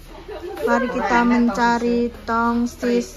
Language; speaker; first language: Indonesian; non-native, local second language; Javanese